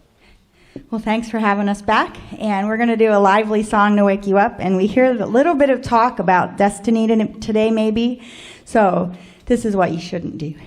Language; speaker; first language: English; native; English